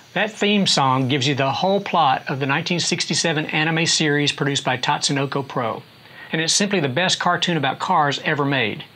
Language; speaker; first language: English; native; English